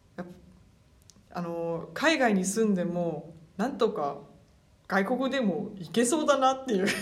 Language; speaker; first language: Japanese; early bilingual, heritage; German